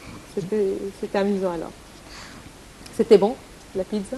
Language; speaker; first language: French; non-native, fluent; Greek